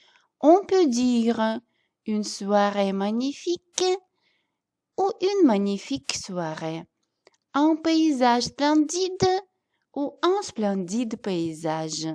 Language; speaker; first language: French; non-native, fluent; Russian